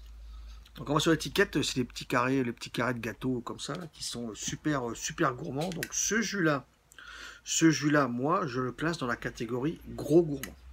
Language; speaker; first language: French; native; French